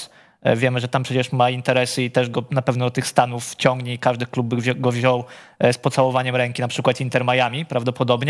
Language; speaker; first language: Polish; native; Polish